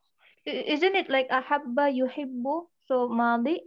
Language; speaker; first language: English; non-native, learner; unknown